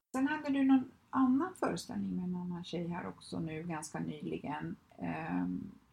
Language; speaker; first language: Swedish; native; Swedish